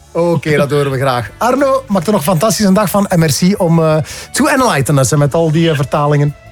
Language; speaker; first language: Dutch; native; Dutch